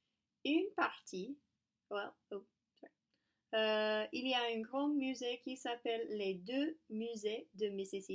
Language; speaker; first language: French; non-native, learner; English